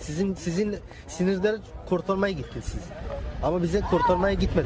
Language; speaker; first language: Turkish; non-native, learner; Arabic